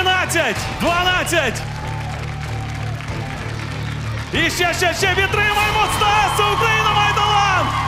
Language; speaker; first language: Ukrainian; native; Ukrainian